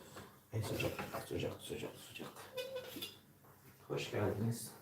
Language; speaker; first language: Turkish; non-native, learner; Filipino